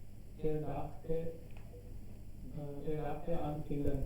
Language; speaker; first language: German; non-native, learner; Hindi